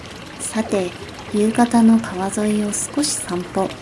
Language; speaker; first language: Japanese; native; Japanese